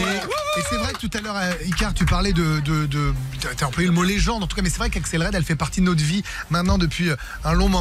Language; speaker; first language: French; native; French